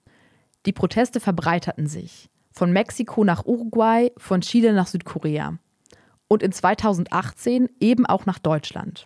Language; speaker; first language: German; native; German